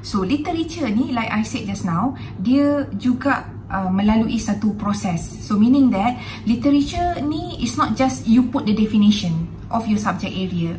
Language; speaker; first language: English; non-native, local second language; Malay